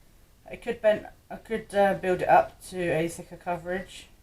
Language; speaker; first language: English; native; English